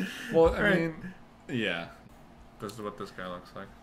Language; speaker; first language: English; native; English